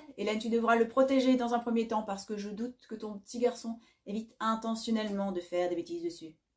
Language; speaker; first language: French; native; French